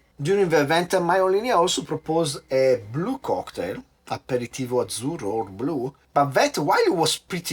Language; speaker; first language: English; non-native, fluent; Italian